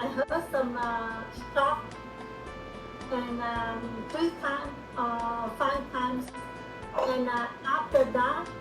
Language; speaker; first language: English; non-native, learner; Vietnamese